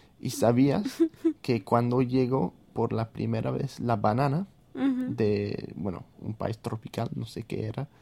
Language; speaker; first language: Spanish; non-native, fluent; English